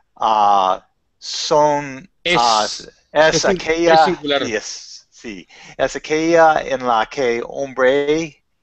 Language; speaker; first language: Spanish; non-native, learner; English